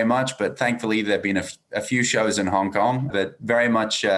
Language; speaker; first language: English; native; English